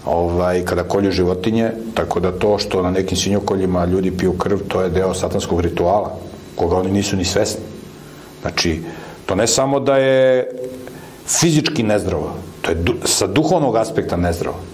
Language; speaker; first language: Serbian; native; Serbian